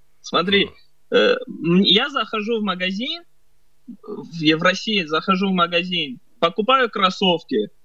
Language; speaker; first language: Russian; early bilingual, other home language; Armenian